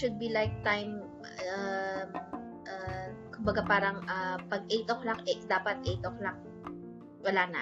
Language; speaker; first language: English; non-native, local second language; Filipino